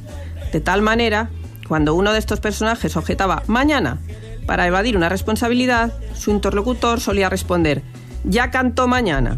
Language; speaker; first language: Spanish; native; Spanish